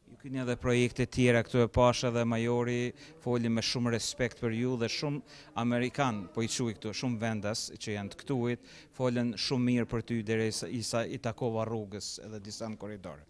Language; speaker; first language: Albanian; native; Albanian